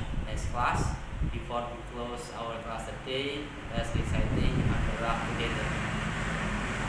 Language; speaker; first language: English; non-native, learner; Indonesian